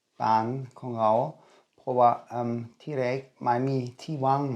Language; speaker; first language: Thai; non-native, learner; German